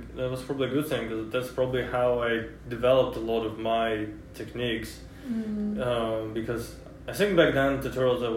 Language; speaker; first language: English; non-native, fluent; Russian